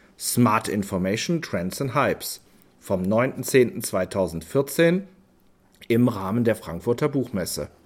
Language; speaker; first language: German; native; German